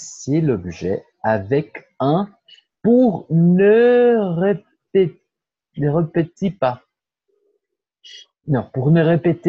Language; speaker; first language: French; non-native, fluent; Portuguese